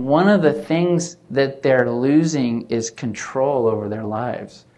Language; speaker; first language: English; native; English